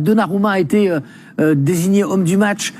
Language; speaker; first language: French; native; French